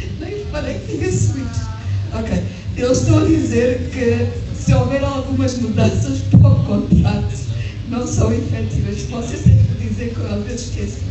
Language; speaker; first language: Portuguese; early bilingual, heritage; English